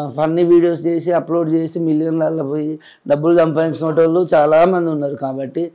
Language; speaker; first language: Telugu; native; Telugu